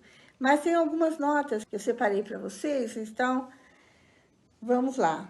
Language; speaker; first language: Portuguese; native; Portuguese